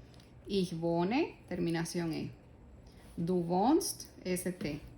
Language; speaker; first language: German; non-native, fluent; Spanish